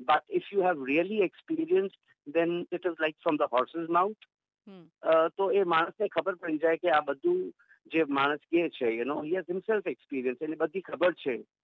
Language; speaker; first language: English; non-native, local second language; Gujarati